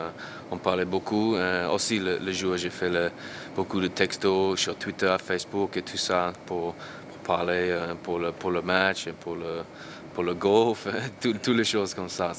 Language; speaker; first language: French; non-native, learner; English